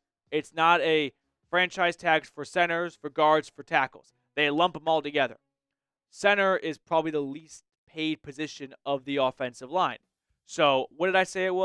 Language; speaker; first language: English; native; English